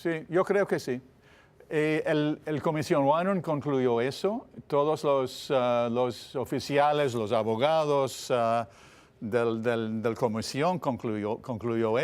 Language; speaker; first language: Spanish; non-native, fluent; English